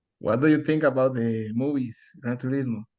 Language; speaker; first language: English; non-native, learner; Spanish